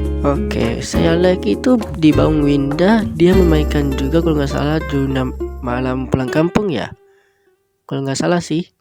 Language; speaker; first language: Indonesian; native; Indonesian